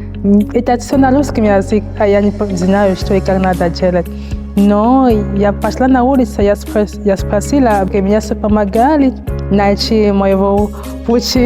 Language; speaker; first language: Russian; non-native, learner; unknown